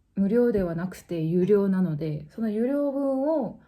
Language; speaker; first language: Japanese; non-native, fluent; Korean